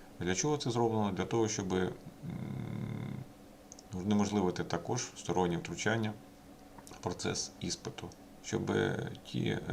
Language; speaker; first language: Ukrainian; native; Ukrainian